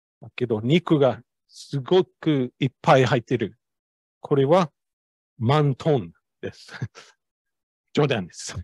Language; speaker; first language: Japanese; non-native, learner; English